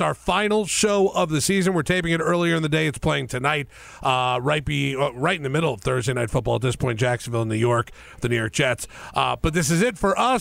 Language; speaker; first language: English; native; English